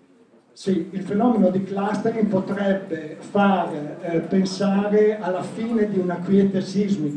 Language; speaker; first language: Italian; native; Italian